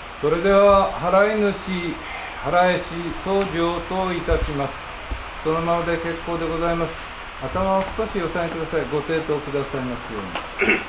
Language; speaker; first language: Japanese; native; Japanese